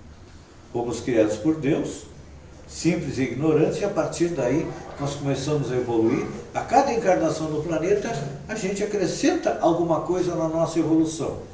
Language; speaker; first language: Portuguese; native; Portuguese